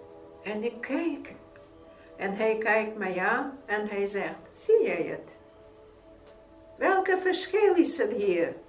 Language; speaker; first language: Dutch; non-native, fluent; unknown